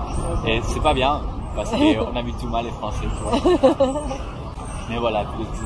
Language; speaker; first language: French; non-native, fluent; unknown